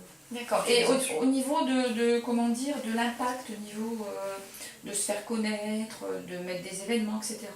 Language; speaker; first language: French; native; French